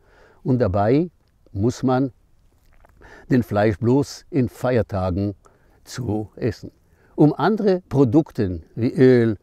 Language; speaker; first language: German; non-native, fluent; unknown